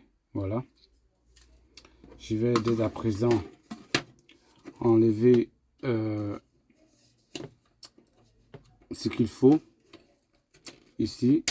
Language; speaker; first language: French; native; French